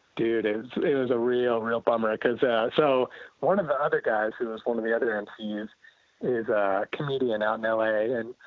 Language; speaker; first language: English; native; English